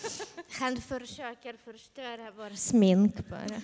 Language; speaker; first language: Swedish; non-native, fluent; Ukrainian